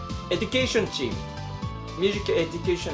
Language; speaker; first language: English; non-native, learner; Japanese